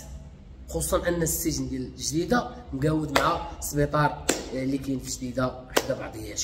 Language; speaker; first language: Arabic; native; Arabic